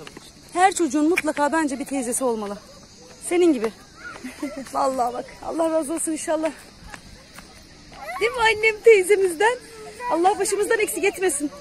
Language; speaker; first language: Turkish; native; Turkish